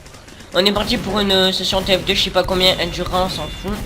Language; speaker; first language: French; native; French